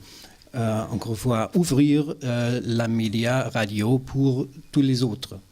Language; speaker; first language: French; non-native, learner; German